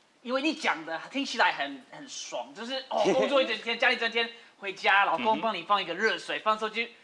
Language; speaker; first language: Chinese; non-native, fluent; English